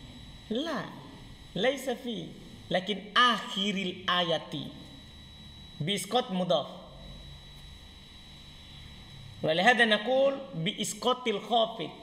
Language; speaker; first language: Arabic; non-native, fluent; Indonesian